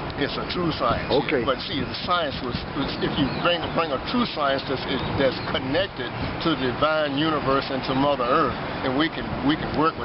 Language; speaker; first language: English; native; English